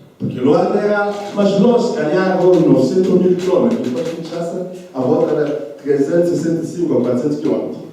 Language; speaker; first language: Portuguese; non-native, fluent; Lingala